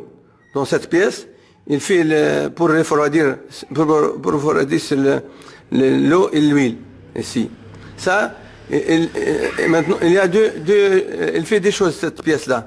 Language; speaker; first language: French; non-native, learner; Arabic